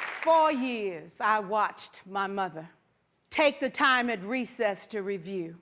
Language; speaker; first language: English; native; English